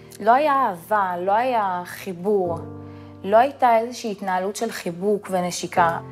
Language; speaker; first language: Hebrew; early bilingual, other home language; Russian